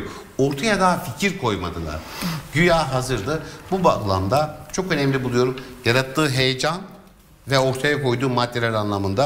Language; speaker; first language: Turkish; native; Turkish